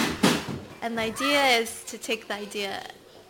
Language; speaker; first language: English; native; English